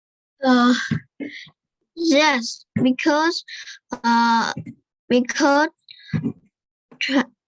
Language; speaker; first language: English; non-native, learner; Vietnamese